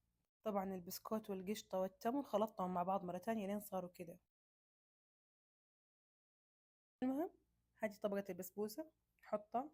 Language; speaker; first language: Arabic; native; Arabic